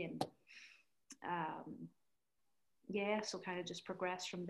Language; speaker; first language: English; native; English